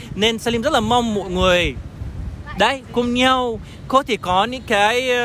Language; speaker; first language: Vietnamese; non-native, fluent; Arabic